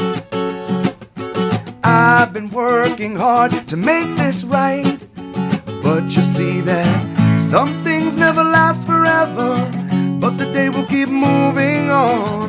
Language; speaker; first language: English; native; English